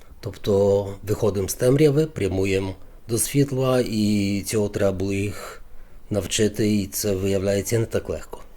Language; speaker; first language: Ukrainian; native; Ukrainian